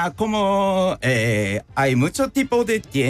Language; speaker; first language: Spanish; non-native, learner; Japanese